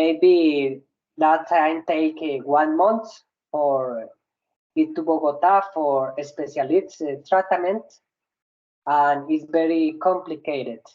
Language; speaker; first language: English; non-native, learner; Spanish